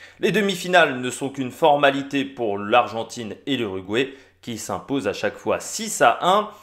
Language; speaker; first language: French; native; French